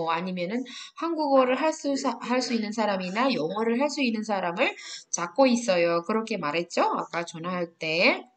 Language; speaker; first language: Korean; non-native, fluent; Indonesian